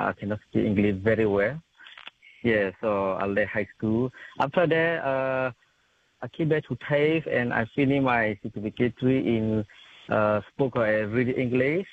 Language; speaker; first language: English; non-native, local second language; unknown